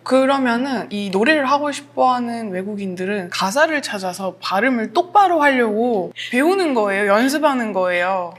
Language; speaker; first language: Korean; non-native, fluent; French